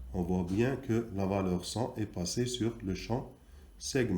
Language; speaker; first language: French; non-native, local second language; Arabic